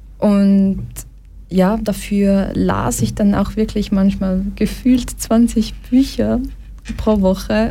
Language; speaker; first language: German; early bilingual, other home language; Portuguese